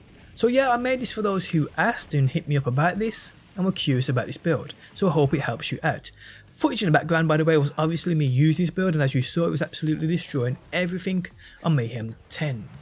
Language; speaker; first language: English; native; English